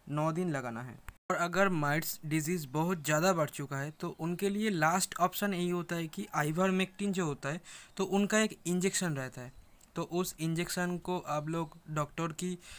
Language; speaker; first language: Hindi; native; Hindi